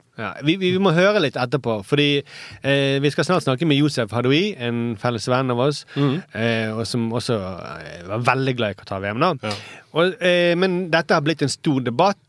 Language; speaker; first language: Norwegian; native; Norwegian